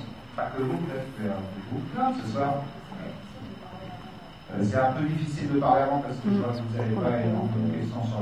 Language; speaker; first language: French; native; French